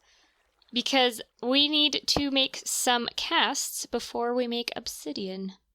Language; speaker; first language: English; native; English